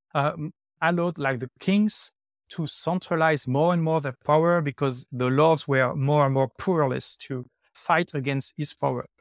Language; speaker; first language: English; non-native, fluent; French